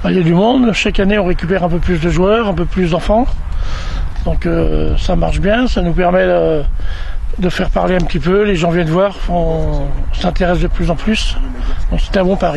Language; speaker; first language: French; native; French